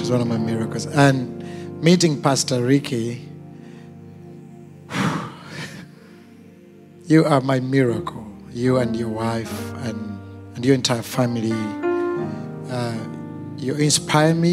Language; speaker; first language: English; non-native, local second language; Ganda